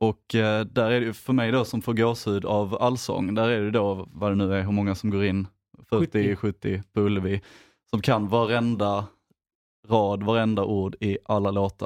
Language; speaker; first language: Swedish; native; Swedish